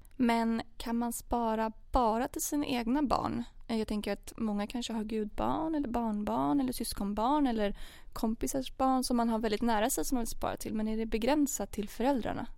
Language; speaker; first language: Swedish; native; Swedish